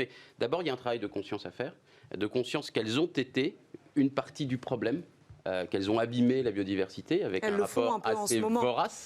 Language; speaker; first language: French; native; French